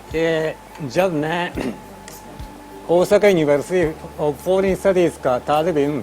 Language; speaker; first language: Hindi; non-native, learner; Japanese